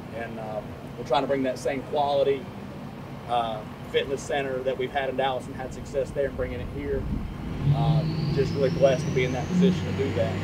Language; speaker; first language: English; native; English